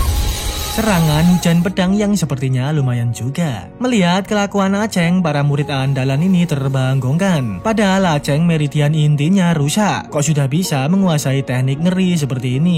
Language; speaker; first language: Indonesian; native; Indonesian